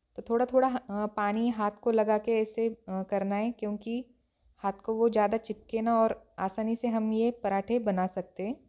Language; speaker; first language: Hindi; non-native, local second language; Marathi